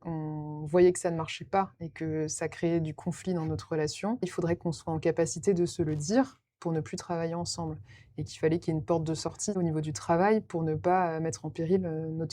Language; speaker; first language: French; native; French